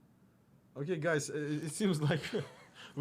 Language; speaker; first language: English; non-native, fluent; Russian